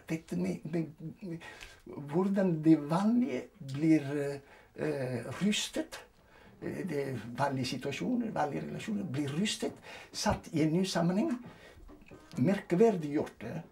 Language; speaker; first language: Norwegian; non-native, fluent; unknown